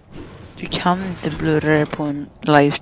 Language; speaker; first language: Swedish; native; Swedish